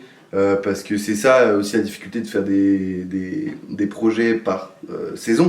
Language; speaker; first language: French; native; French